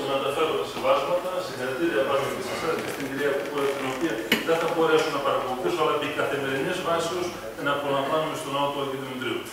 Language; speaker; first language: Greek; native; Greek